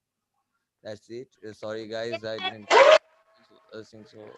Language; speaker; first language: English; non-native, local second language; Bangla